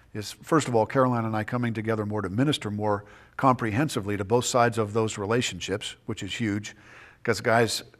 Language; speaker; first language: English; native; English